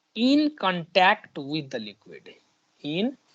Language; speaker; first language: English; non-native, local second language; Nepali